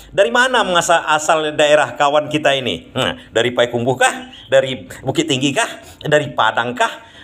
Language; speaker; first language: Indonesian; non-native, local second language; Minangkabau